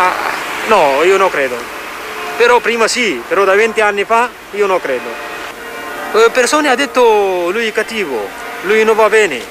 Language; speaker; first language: Italian; non-native, learner; Persian